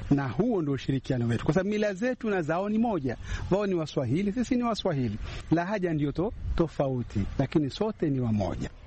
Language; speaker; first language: Swahili; native; Swahili